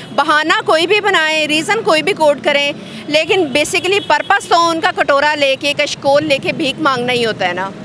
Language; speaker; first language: Urdu; non-native, local second language; Punjabi